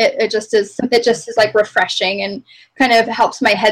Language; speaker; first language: English; native; English